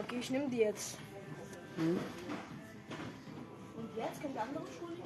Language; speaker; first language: German; early bilingual, other home language; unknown